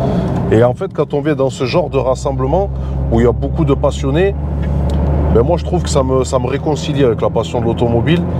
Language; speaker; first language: French; native; French